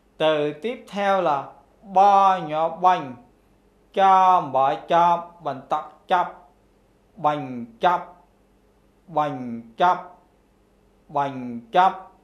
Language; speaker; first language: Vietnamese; non-native, local second language; Khmer